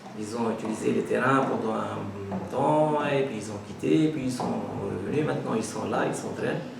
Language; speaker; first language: French; non-native, local second language; Arabic